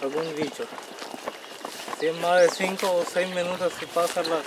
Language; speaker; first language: Spanish; non-native, local second language; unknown